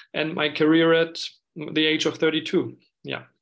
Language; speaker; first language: English; non-native, fluent; German